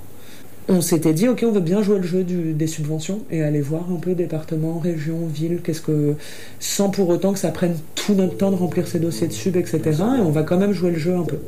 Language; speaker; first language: French; native; French